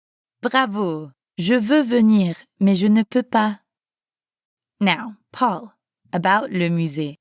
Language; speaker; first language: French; non-native, fluent; English